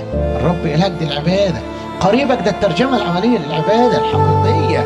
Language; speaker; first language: Arabic; native; Arabic